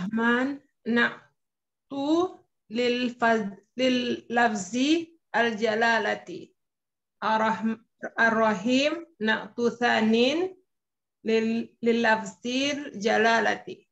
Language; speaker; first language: Arabic; non-native, learner; Indonesian